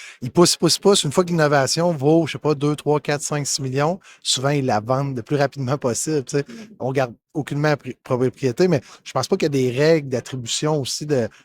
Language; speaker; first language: French; native; French